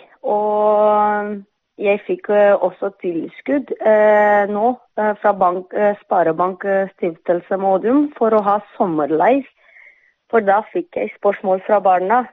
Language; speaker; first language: Norwegian; non-native, fluent; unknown